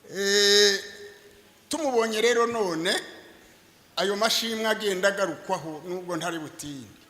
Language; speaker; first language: Kinyarwanda; native; Kinyarwanda